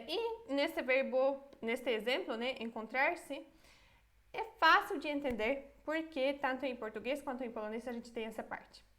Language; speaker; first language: Portuguese; non-native, fluent; Polish